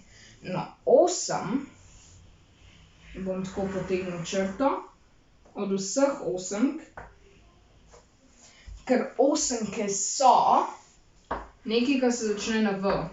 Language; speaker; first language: Slovenian; native; Slovenian